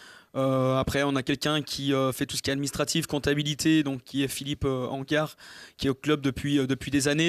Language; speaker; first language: French; native; French